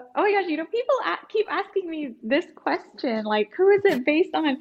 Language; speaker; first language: English; early bilingual, other home language; Indonesian